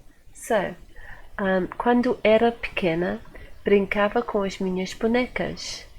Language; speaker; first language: Portuguese; non-native, fluent; English